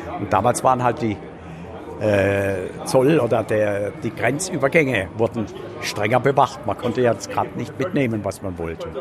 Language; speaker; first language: German; native; German